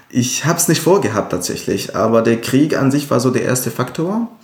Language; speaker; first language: German; non-native, fluent; Arabic